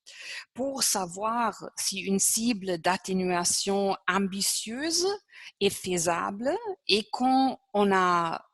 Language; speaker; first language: French; non-native, fluent; German